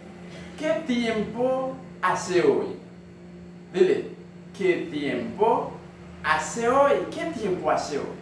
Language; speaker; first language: Spanish; non-native, learner; Haitian Creole